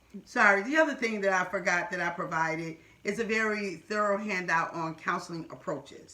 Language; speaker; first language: English; native; English